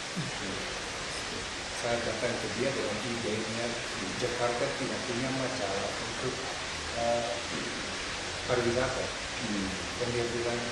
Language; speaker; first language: Indonesian; non-native, fluent; English